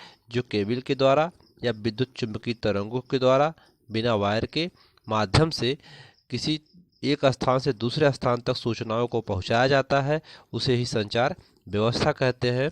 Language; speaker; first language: Hindi; native; Hindi